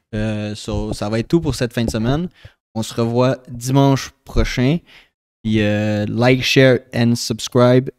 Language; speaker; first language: French; native; French